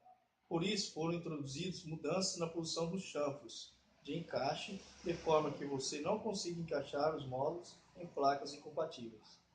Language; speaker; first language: Portuguese; native; Portuguese